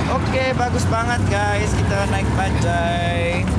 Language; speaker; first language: Indonesian; non-native, learner; Cebuano